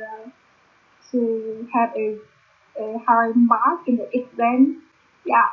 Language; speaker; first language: English; non-native, learner; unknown